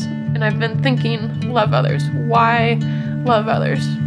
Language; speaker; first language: English; native; English